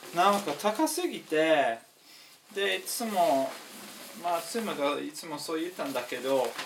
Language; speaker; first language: Japanese; non-native, learner; English